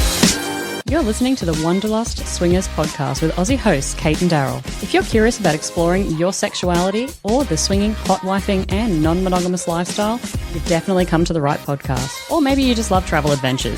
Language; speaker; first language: English; native; English